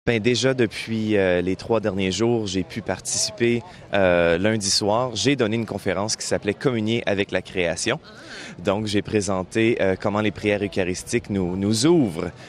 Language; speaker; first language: French; native; French